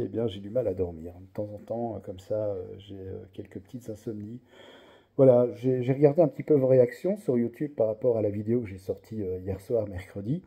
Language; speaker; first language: French; native; French